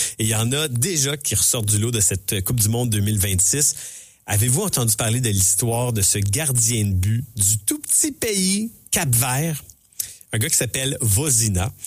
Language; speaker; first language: French; native; French